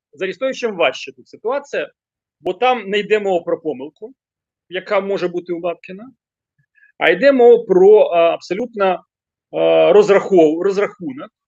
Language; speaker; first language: Ukrainian; non-native, local second language; Russian